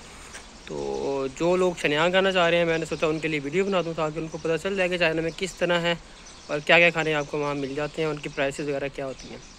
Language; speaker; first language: Urdu; non-native, local second language; Punjabi